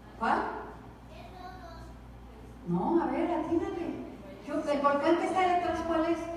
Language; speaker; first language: Spanish; native; Spanish